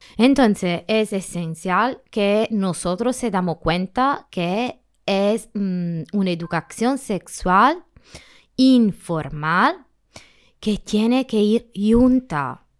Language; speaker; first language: Spanish; non-native, learner; Italian